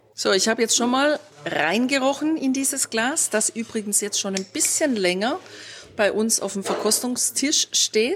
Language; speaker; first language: German; native; German